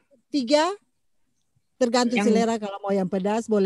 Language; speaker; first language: Indonesian; native; Indonesian